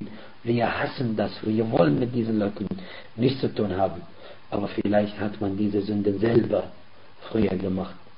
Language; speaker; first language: German; non-native, fluent; Arabic